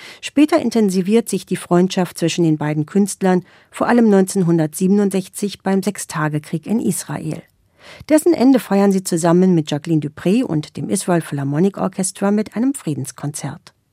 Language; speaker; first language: German; native; German